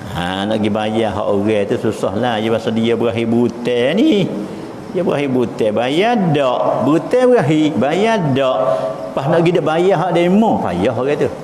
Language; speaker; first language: Malay; native; Malay